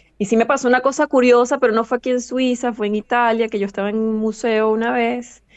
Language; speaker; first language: Spanish; native; Spanish